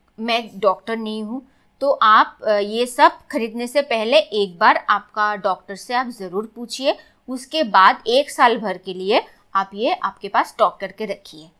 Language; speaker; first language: Hindi; non-native, local second language; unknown